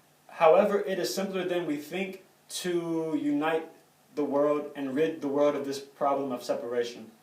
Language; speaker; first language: English; native; English